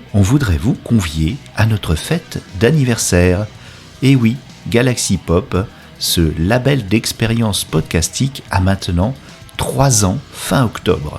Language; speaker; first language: French; native; French